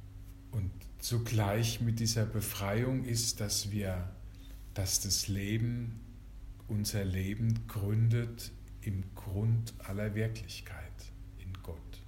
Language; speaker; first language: German; native; German